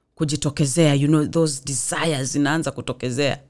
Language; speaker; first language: English; non-native, local second language; Swahili